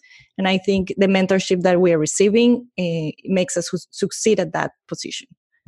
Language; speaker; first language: English; non-native, fluent; Spanish